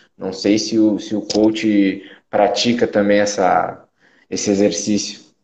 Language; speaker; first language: Portuguese; native; Portuguese